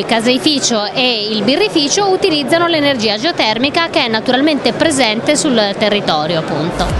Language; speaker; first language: Italian; native; Italian